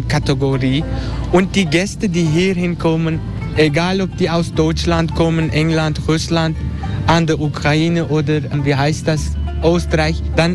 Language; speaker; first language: German; non-native, learner; Turkish